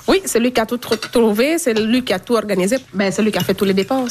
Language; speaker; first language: French; non-native, local second language; Fula